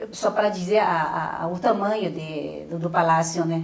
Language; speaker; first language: Portuguese; non-native, fluent; Chinese